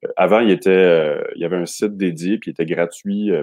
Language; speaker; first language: French; native; French